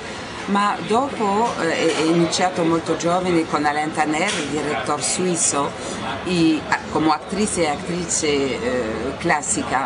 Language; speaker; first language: Italian; non-native, learner; French